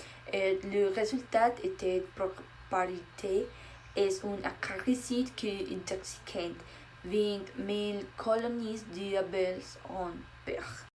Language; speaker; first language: French; non-native, learner; Spanish